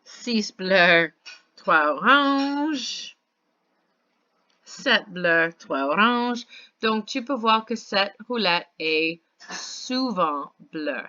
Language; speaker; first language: French; non-native, fluent; English